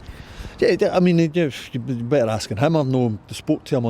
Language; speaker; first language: English; native; English